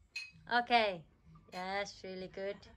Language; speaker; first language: English; non-native, learner; Vietnamese